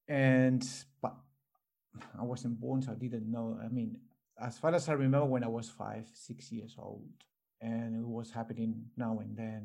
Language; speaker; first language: English; non-native, fluent; Spanish